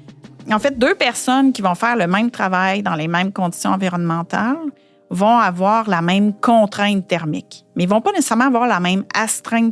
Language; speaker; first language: French; native; French